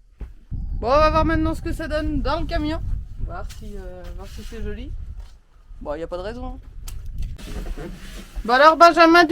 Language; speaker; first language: French; native; French